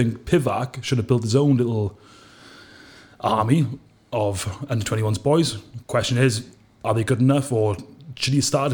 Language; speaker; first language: English; native; English